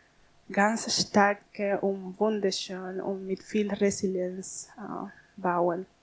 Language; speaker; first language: German; non-native, learner; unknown